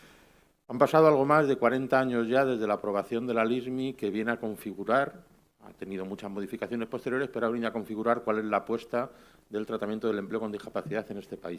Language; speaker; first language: Spanish; native; Spanish